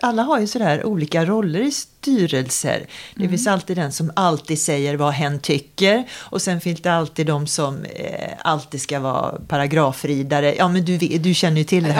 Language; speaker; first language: Swedish; native; Swedish